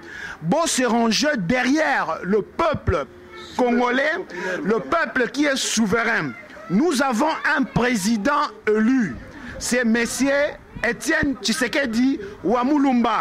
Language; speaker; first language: French; non-native, local second language; Lingala